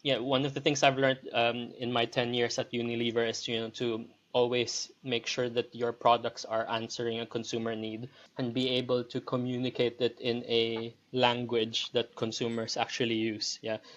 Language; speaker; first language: English; non-native, local second language; Filipino